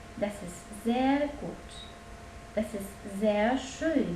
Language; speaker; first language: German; non-native, learner; Polish